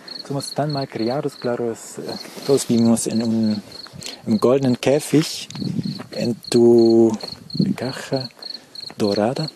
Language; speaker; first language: Spanish; early bilingual, heritage; Spanish